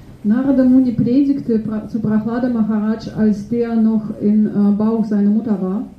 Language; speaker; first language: German; non-native, fluent; Russian